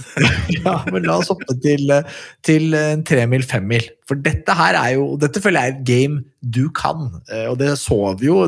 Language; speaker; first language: Norwegian; native; Norwegian